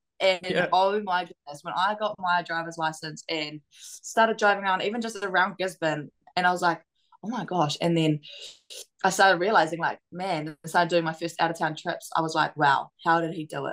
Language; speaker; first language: English; native; English